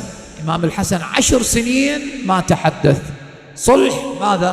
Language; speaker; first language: Arabic; native; Arabic